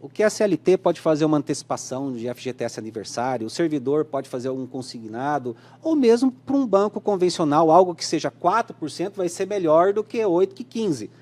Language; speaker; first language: Portuguese; native; Portuguese